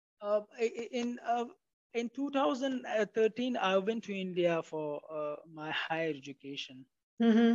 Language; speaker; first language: English; non-native, fluent; Pashto